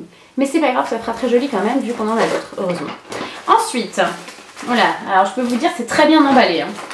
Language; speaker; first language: French; native; French